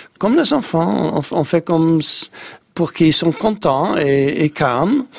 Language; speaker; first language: French; non-native, fluent; Dutch